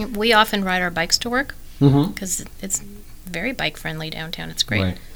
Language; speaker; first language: English; native; English